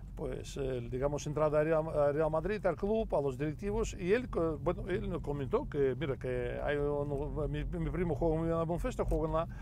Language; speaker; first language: Spanish; non-native, fluent; Russian